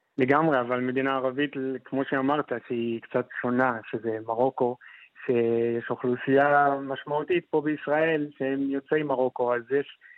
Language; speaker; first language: Hebrew; non-native, fluent; Arabic